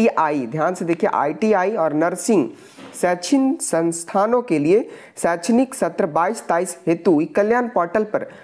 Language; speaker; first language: Hindi; native; Hindi